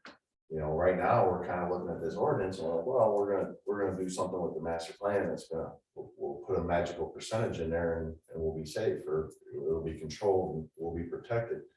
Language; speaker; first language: English; native; English